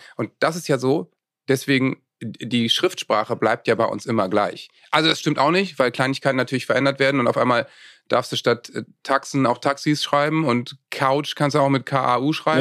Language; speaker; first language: German; native; German